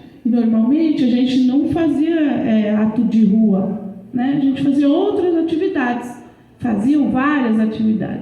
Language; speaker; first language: Portuguese; native; Portuguese